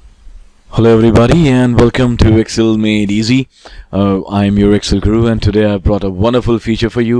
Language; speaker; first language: English; non-native, local second language; Hindi